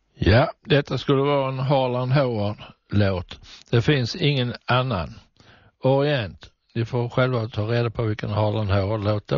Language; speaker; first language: Swedish; native; Swedish